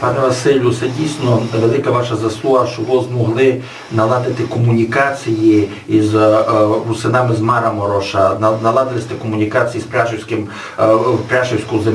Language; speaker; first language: Ukrainian; native; Ukrainian